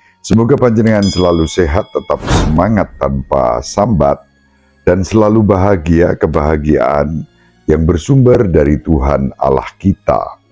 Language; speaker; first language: Indonesian; native; Indonesian